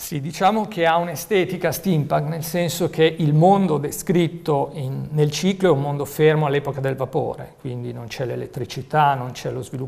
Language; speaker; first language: Italian; native; Italian